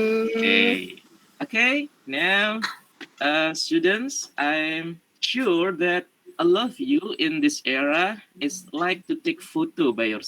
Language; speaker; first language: English; non-native, learner; Indonesian